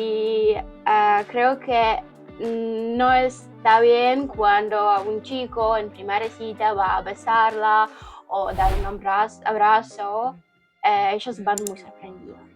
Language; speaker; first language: Spanish; non-native, learner; Ukrainian